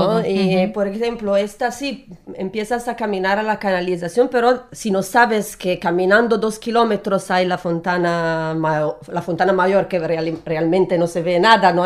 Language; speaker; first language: Spanish; non-native, learner; Italian